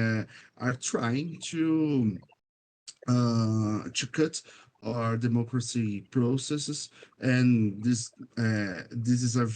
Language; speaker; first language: English; non-native, fluent; Portuguese